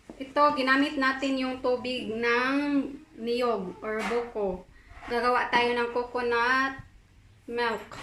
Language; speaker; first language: Filipino; non-native, local second language; Cebuano